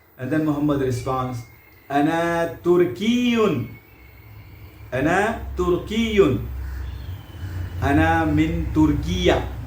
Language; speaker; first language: Arabic; non-native, fluent; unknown